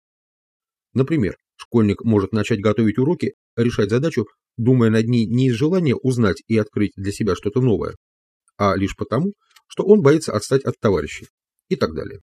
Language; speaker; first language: Russian; native; Russian